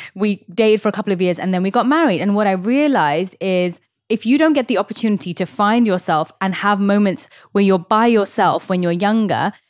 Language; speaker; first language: English; early bilingual, other home language; Hindi